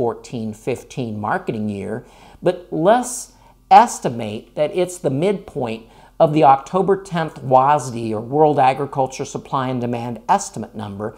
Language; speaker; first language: English; native; English